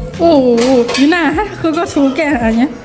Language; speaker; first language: Korean; non-native, learner; Thai